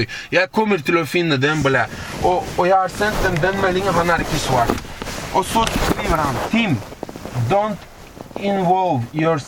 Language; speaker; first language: Norwegian; non-native, fluent; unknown